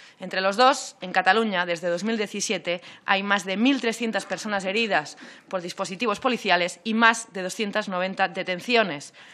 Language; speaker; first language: Spanish; non-native, local second language; Catalan